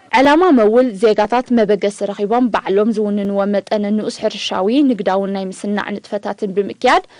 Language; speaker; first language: Tigrinya; native; Tigrinya